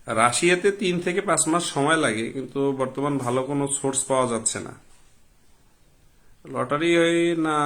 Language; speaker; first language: Bangla; native; Bangla